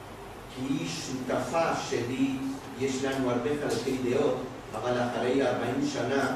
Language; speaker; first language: Hebrew; non-native, fluent; Spanish